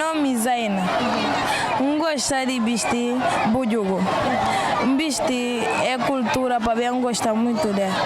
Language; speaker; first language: Portuguese; non-native, local second language; Upper Guinea Crioulo